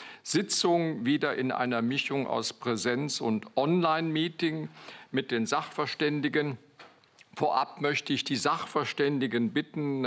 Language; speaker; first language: German; native; German